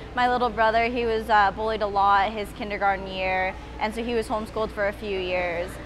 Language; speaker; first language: English; native; English